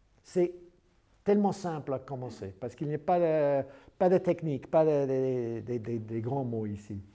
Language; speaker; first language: French; non-native, learner; English